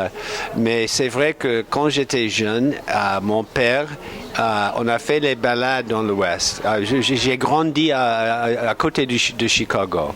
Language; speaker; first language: French; non-native, fluent; English